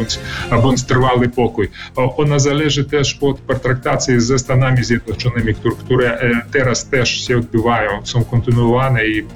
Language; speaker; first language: Polish; early bilingual, heritage; Polish